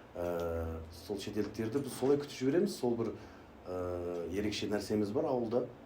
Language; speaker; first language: Kazakh; native; Kazakh